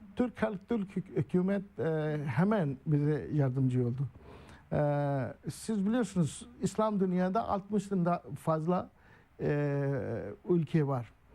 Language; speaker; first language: Turkish; non-native, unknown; Urdu